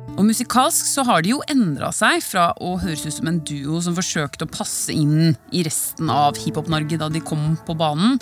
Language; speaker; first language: Norwegian; native; Norwegian